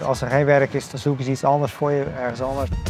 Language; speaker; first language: Dutch; native; Dutch